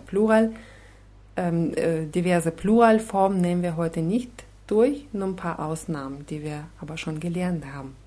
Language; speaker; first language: German; non-native, fluent; Russian